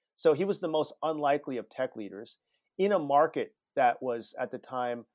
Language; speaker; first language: English; native; English